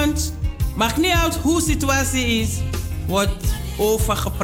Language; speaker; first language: Dutch; non-native, fluent; Mandingo